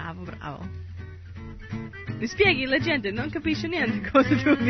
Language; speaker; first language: Italian; non-native, learner; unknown